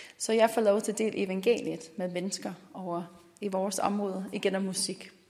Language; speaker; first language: Danish; non-native, fluent; English